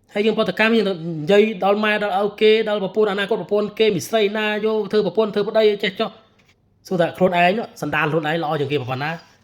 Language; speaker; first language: Khmer; native; Khmer